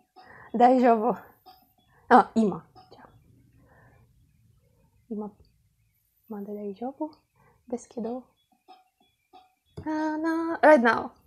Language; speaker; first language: Japanese; non-native, learner; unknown